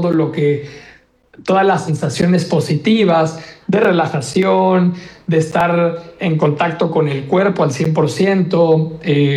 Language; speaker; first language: Spanish; native; Spanish